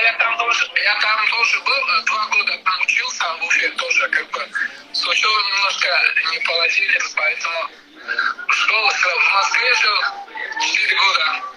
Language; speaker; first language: Russian; non-native, learner; Tajik